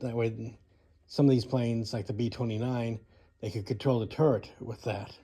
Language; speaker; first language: English; native; English